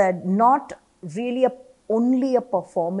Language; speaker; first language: English; non-native, local second language; Malayalam